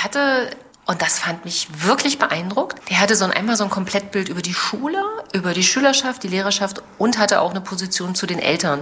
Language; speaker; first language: German; native; German